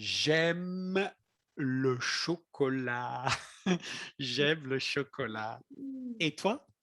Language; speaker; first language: French; non-native, fluent; English